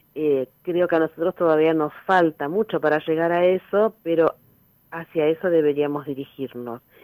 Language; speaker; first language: Spanish; native; Spanish